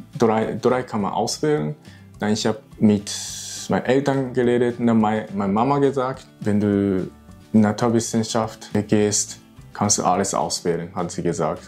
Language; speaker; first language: German; non-native, learner; Japanese